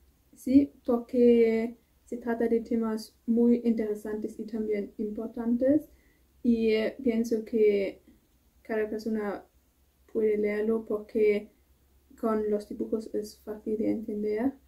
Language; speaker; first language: Spanish; non-native, learner; German